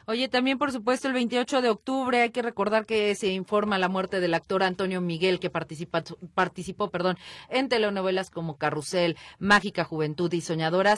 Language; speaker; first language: Spanish; native; Spanish